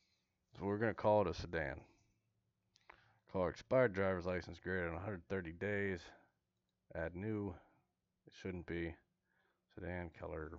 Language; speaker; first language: English; native; English